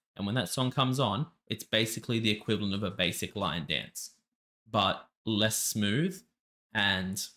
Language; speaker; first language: English; native; English